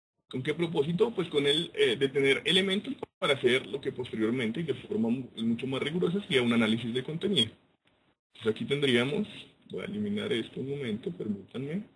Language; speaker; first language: Spanish; native; Spanish